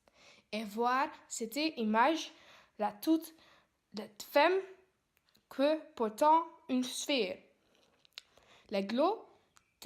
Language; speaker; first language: French; non-native, learner; Dutch